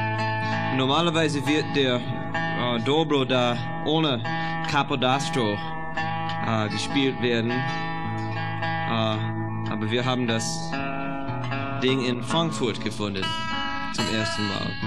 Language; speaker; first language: German; non-native, fluent; English